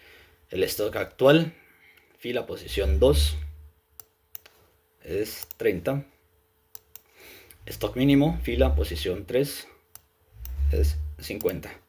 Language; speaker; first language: Spanish; native; Spanish